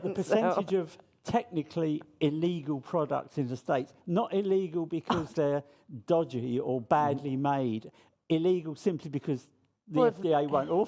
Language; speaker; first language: English; native; English